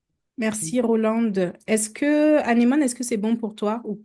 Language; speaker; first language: French; native; French